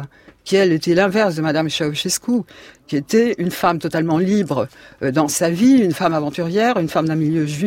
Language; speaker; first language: French; native; French